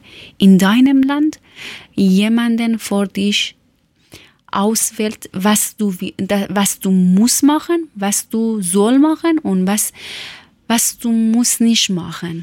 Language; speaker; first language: German; non-native, learner; Persian